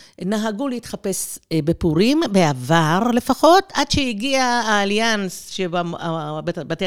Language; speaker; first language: Hebrew; early bilingual, other home language; Persian